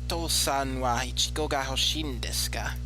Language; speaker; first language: Japanese; non-native, learner; English